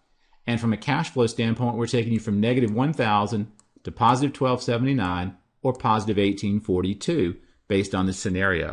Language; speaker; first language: English; native; English